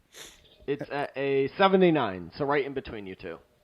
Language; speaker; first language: English; native; English